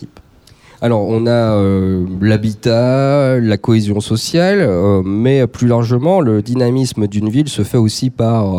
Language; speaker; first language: French; native; French